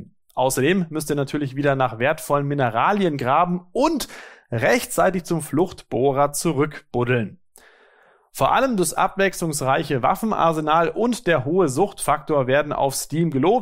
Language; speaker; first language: German; native; German